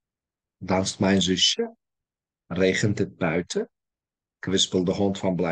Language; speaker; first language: Dutch; non-native, fluent; Turkish